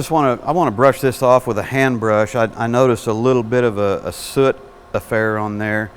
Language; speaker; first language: English; native; English